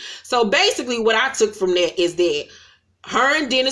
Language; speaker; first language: English; native; English